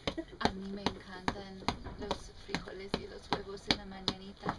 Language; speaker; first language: Spanish; non-native, fluent; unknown